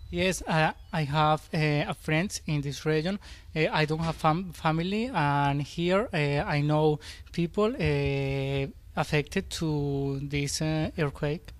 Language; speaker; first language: English; non-native, learner; Spanish